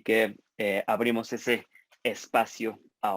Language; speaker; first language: Spanish; native; Spanish